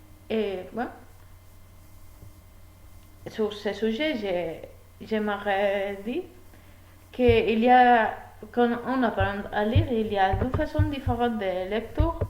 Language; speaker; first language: French; non-native, learner; Spanish